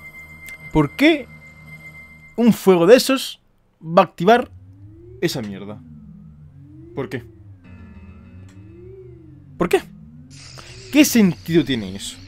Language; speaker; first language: Spanish; native; Spanish